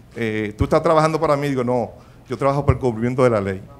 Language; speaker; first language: Spanish; native; Spanish